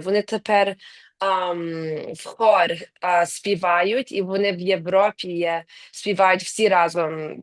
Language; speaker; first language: Ukrainian; early bilingual, heritage; Ukrainian